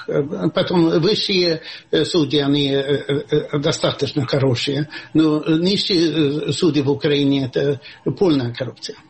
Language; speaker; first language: Russian; non-native, fluent; Swedish